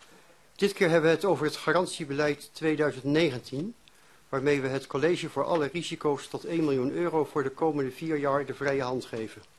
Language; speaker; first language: Dutch; native; Dutch